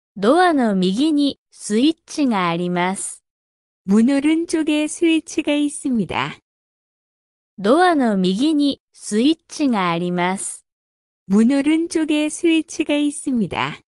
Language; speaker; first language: Japanese; non-native, fluent; Korean